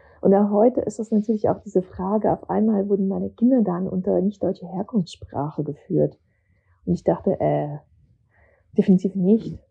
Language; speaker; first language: German; early bilingual, other home language; Russian